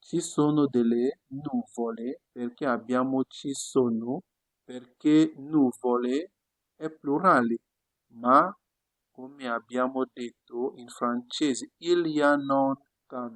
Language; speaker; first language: Italian; non-native, fluent; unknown